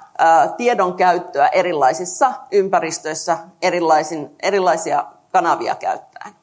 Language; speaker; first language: Finnish; native; Finnish